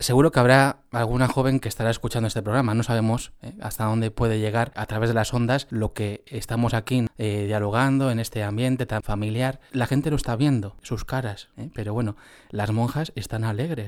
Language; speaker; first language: Spanish; native; Spanish